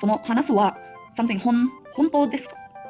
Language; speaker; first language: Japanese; non-native, learner; English